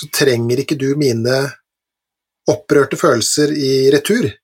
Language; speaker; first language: Norwegian; native; Norwegian